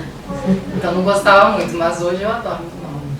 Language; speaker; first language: Portuguese; early bilingual, other home language; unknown